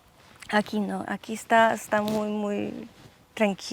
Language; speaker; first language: Spanish; non-native, learner; Polish